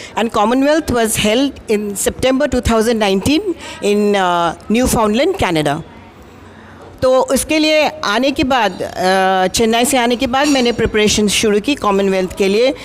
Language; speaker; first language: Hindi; non-native, local second language; Assamese